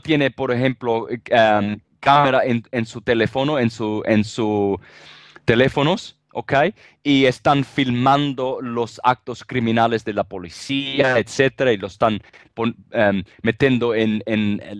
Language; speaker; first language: Spanish; non-native, fluent; Italian